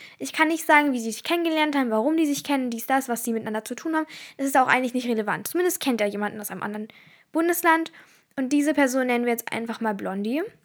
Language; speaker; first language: German; early bilingual, other home language; Turkish